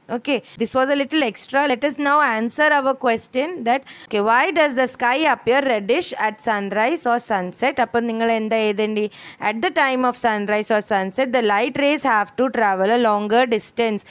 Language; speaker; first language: English; non-native, local second language; Malayalam